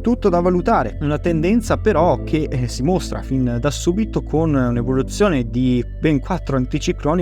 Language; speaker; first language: Italian; native; Italian